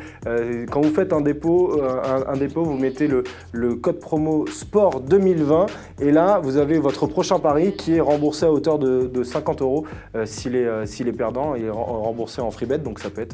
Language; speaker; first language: French; native; French